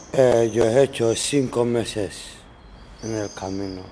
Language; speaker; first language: Spanish; non-native, learner; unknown